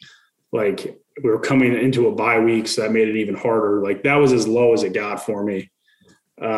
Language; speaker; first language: English; native; English